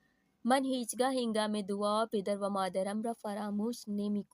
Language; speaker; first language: Persian; non-native, fluent; Urdu